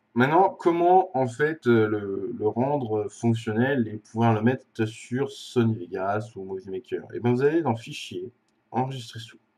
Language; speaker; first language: French; native; French